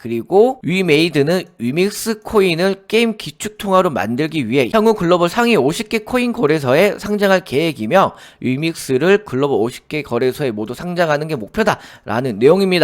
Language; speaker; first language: Korean; native; Korean